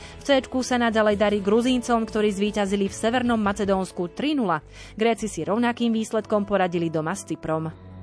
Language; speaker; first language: Slovak; native; Slovak